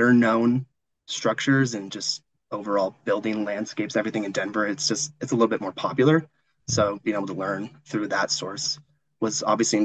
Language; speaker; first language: English; native; English